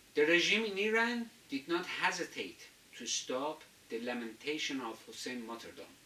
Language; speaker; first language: English; non-native, fluent; Azerbaijani